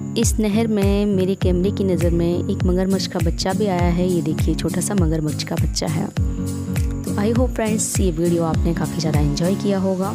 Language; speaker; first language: Hindi; native; Hindi